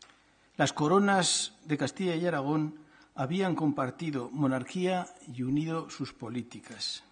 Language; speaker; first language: Spanish; native; Spanish